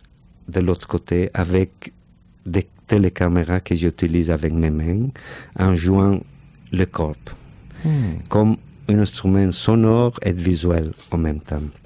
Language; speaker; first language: French; non-native, fluent; Catalan